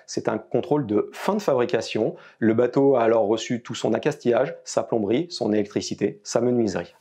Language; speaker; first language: French; native; French